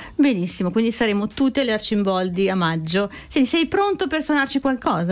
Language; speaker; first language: Italian; native; Italian